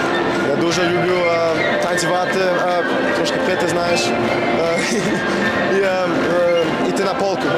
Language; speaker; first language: Ukrainian; early bilingual, heritage; English